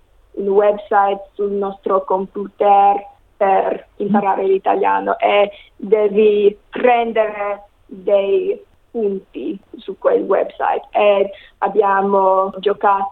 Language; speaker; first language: Italian; non-native, learner; English